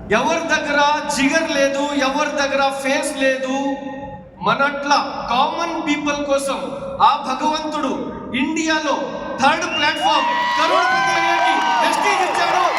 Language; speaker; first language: Telugu; non-native, local second language; Urdu